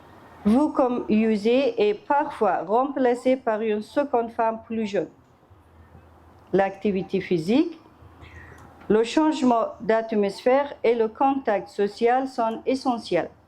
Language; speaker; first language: French; non-native, fluent; Persian